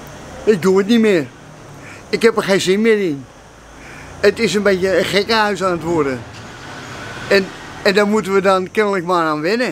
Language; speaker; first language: Dutch; native; Dutch